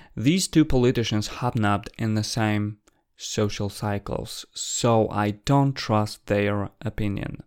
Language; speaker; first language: English; non-native, fluent; Polish